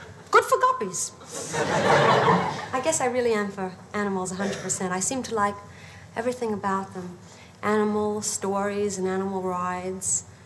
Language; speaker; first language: English; native; English